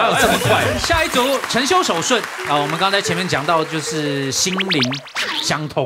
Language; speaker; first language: Chinese; native; Chinese